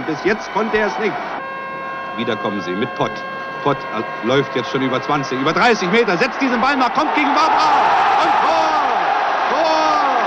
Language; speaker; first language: German; native; German